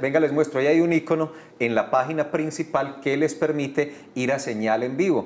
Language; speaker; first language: Spanish; native; Spanish